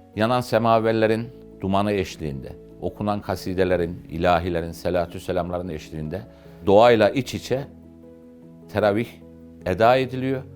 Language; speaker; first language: Turkish; native; Turkish